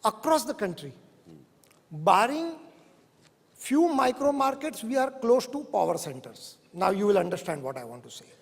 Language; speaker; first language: English; non-native, local second language; Hindi